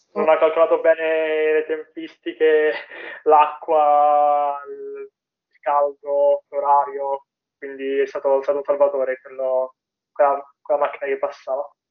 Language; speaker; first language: Italian; native; Italian